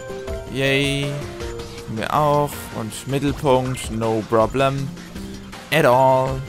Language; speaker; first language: German; native; German